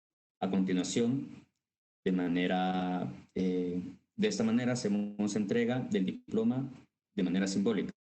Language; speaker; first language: Spanish; native; Spanish